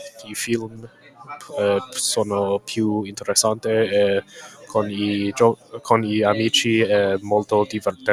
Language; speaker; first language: Italian; non-native, learner; English